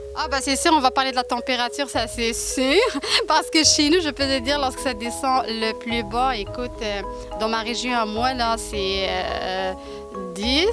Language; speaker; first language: French; non-native, local second language; Arabic